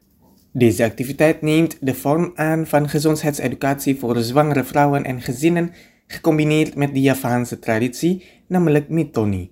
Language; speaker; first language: Dutch; non-native, fluent; Indonesian